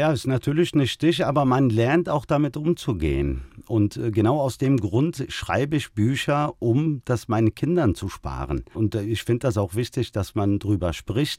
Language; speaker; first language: German; early bilingual, other home language; Turkish